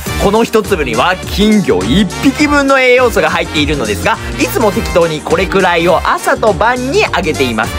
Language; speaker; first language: Japanese; native; Japanese